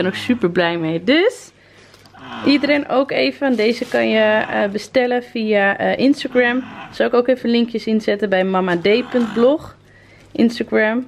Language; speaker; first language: Dutch; native; Dutch